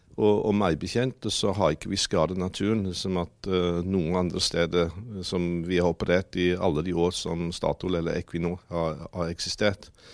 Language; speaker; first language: Norwegian; non-native, fluent; English